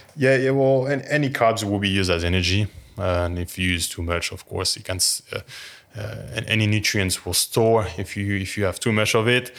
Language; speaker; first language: English; non-native, fluent; French